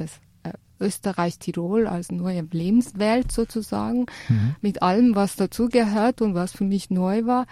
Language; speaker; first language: German; non-native, fluent; Persian